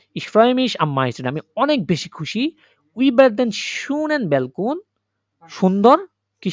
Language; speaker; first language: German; non-native, learner; Bangla